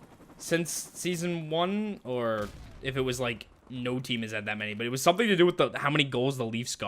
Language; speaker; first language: English; native; English